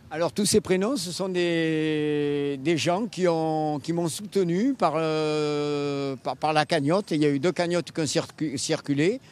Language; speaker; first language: French; native; French